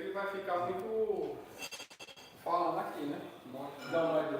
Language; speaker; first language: Portuguese; native; Portuguese